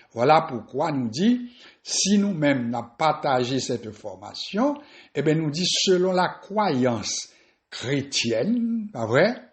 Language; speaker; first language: French; non-native, local second language; Haitian Creole